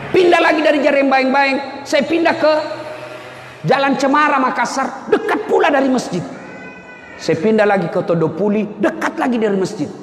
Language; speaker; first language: Indonesian; non-native, local second language; Buginese